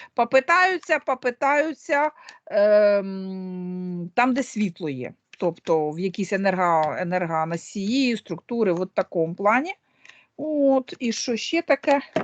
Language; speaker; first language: Ukrainian; non-native, local second language; Russian